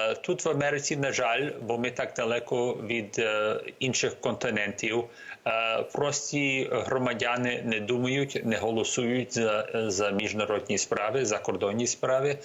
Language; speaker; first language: Ukrainian; early bilingual, heritage; Ukrainian